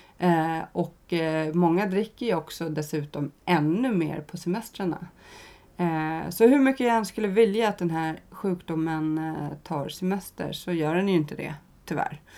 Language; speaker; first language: Swedish; native; Swedish